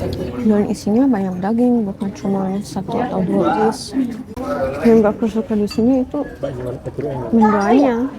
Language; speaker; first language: Indonesian; non-native, fluent; Arabic